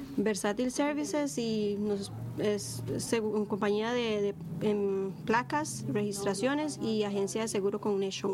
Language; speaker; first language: Spanish; native; Spanish